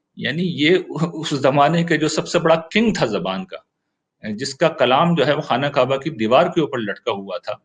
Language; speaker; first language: Urdu; native; Urdu